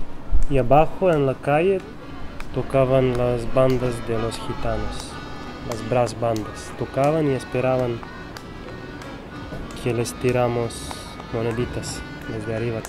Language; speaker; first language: Spanish; non-native, fluent; Serbian